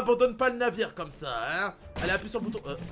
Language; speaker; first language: French; native; French